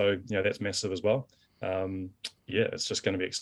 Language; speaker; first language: English; native; English